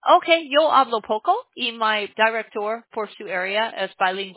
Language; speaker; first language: Spanish; non-native, learner; English